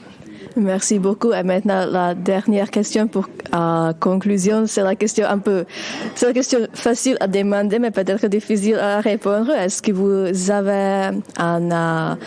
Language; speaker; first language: French; non-native, learner; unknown